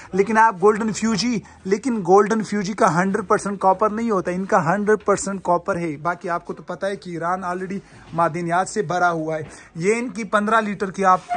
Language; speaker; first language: Urdu; non-native, local second language; Pashto